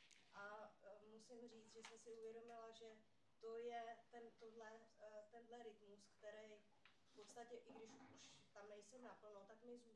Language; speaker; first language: Czech; native; Czech